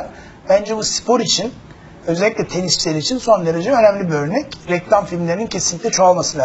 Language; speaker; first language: Turkish; native; Turkish